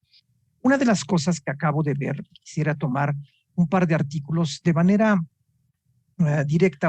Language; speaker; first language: Spanish; native; Spanish